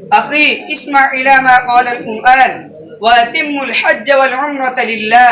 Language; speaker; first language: Arabic; non-native, learner; Urdu